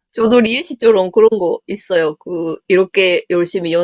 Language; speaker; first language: Korean; non-native, learner; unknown